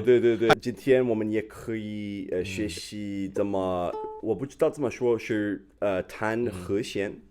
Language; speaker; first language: Chinese; non-native, fluent; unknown